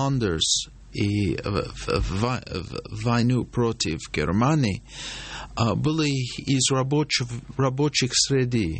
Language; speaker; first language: Russian; non-native, fluent; English